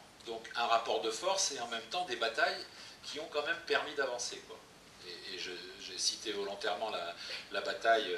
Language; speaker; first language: French; native; French